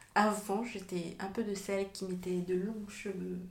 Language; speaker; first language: French; native; French